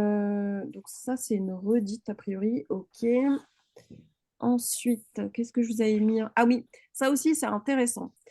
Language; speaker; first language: French; native; French